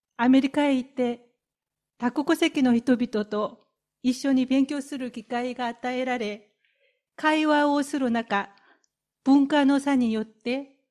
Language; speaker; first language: Japanese; non-native, fluent; Korean